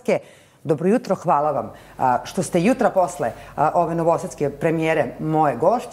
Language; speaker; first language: Serbian; native; Serbian